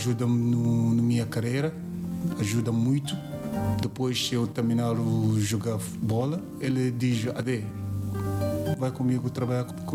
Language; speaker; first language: Portuguese; non-native, learner; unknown